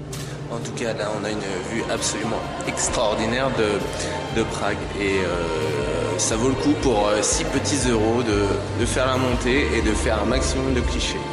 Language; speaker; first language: French; native; French